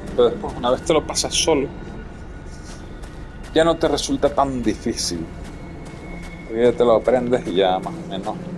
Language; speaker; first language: Spanish; native; Spanish